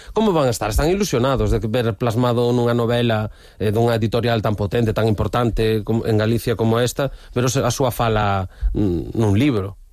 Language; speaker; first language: Galician; native; Galician